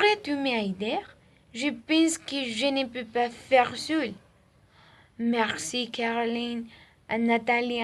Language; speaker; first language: French; non-native, learner; Spanish